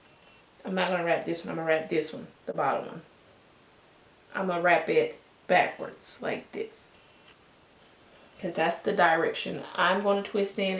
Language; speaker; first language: English; native; English